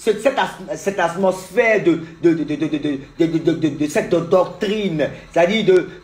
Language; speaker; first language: French; native; French